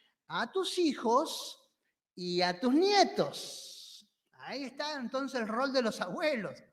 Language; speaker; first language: Spanish; native; Spanish